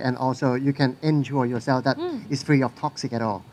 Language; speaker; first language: English; non-native, fluent; Thai